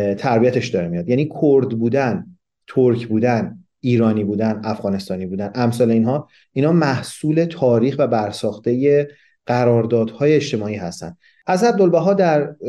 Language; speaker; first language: Persian; non-native, local second language; Kurdish